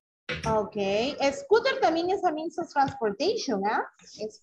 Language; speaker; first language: English; non-native, fluent; Spanish